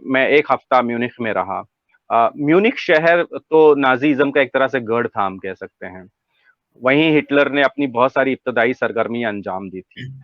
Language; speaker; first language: Urdu; native; Urdu